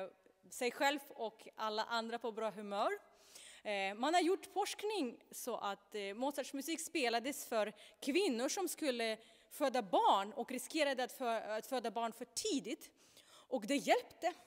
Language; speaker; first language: Swedish; non-native, fluent; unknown